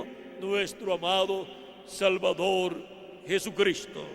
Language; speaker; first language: Spanish; native; Spanish